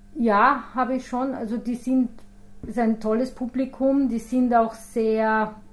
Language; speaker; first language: German; native; German